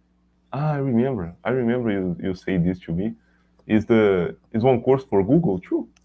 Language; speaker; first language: English; non-native, learner; Portuguese